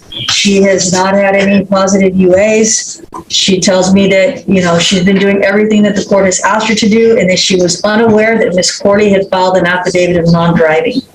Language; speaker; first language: English; native; English